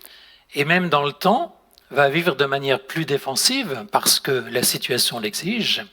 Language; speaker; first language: French; native; French